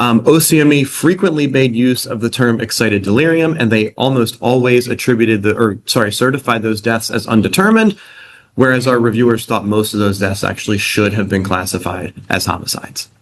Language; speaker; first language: English; native; English